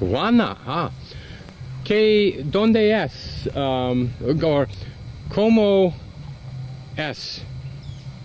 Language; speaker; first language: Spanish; non-native, learner; English